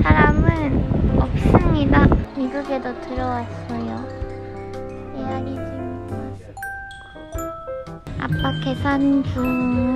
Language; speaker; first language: Korean; non-native, fluent; Japanese